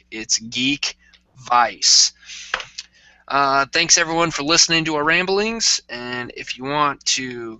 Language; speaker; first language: English; native; English